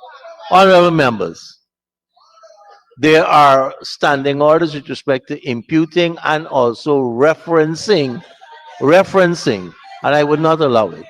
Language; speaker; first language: English; native; English